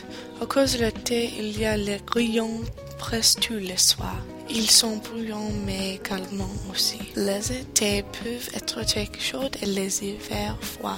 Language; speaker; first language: French; non-native, learner; English